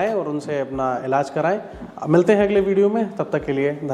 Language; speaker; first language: Hindi; native; Hindi